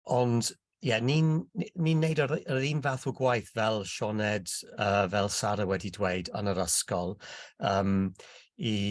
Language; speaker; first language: Welsh; non-native, local second language; English